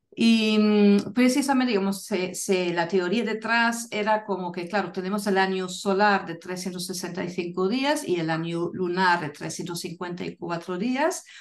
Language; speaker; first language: Spanish; non-native, fluent; German